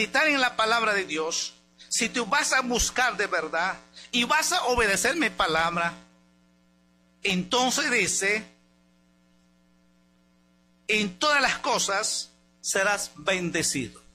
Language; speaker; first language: Spanish; native; Spanish